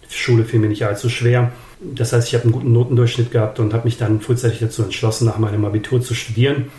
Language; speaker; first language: German; early bilingual, other home language; Serbian